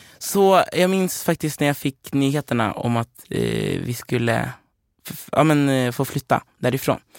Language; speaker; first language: Swedish; early bilingual, other home language; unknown